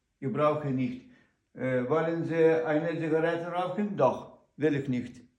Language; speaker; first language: German; non-native, learner; Ukrainian